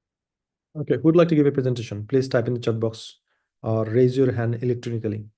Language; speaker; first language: English; non-native, local second language; Bangla